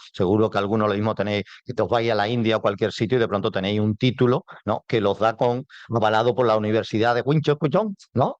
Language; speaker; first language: Spanish; native; Spanish